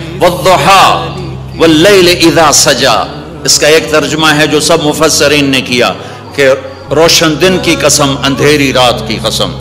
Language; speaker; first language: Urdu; non-native, local second language; Punjabi